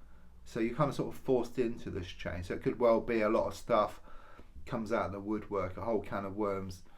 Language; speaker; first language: English; native; English